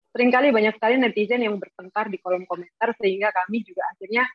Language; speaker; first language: Indonesian; native; Indonesian